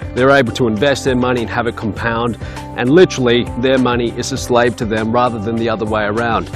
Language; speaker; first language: English; native; English